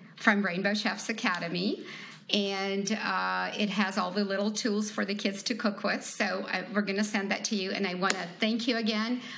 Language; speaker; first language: English; non-native, fluent; Ukrainian